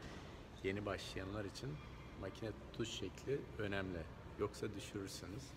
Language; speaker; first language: Turkish; native; Turkish